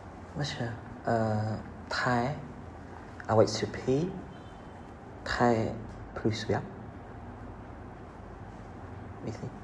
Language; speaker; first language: French; non-native, learner; Vietnamese